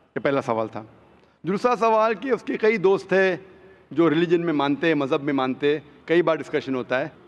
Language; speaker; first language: Hindi; non-native, local second language; Konkani